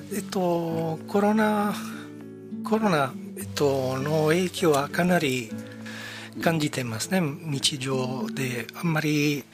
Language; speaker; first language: Japanese; non-native, fluent; Italian